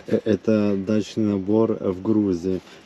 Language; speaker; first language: Russian; non-native, local second language; Georgian